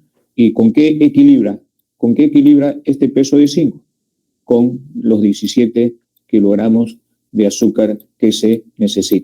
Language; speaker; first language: Spanish; native; Spanish